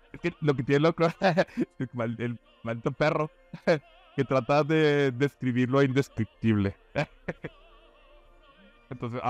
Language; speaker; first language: Spanish; native; Spanish